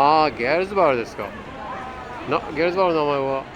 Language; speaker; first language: Japanese; non-native, fluent; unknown